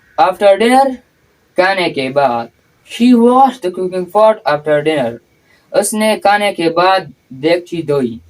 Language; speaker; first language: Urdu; non-native, local second language; Pashto